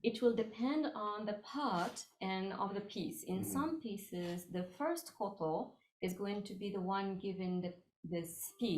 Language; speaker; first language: English; non-native, fluent; French